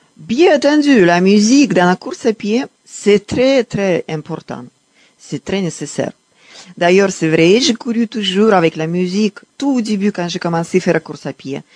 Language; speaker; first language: French; non-native, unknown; Russian